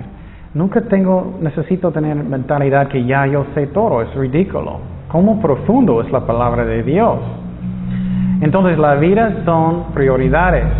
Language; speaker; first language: Spanish; non-native, fluent; English